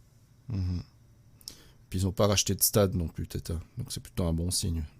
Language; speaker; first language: French; native; French